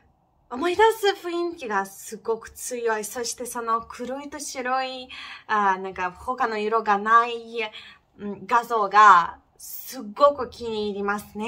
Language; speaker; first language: Japanese; non-native, learner; Ukrainian